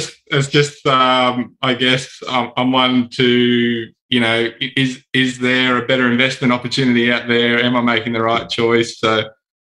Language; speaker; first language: English; native; English